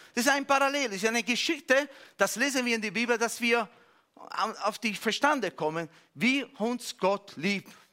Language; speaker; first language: German; non-native, fluent; Italian